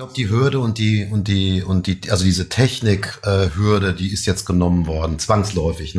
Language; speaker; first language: German; native; German